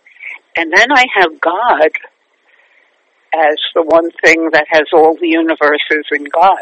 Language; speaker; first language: English; native; English